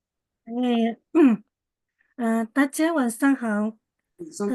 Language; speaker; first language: Chinese; non-native, learner; Indonesian